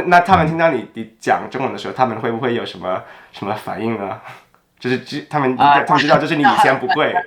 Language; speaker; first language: Chinese; non-native, fluent; English